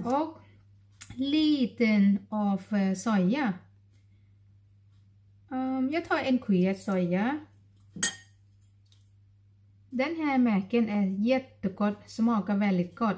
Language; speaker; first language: Swedish; non-native, learner; Thai